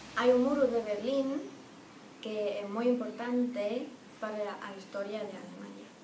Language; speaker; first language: Galician; non-native, learner; German